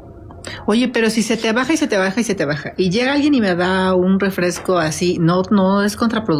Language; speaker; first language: Spanish; native; Spanish